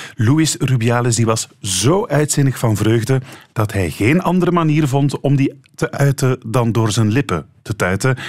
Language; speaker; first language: Dutch; native; Dutch